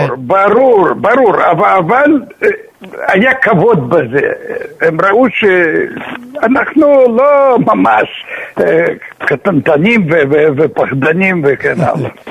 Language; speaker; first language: Hebrew; non-native, fluent; Russian